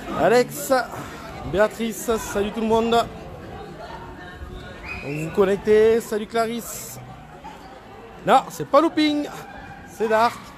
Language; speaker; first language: French; native; French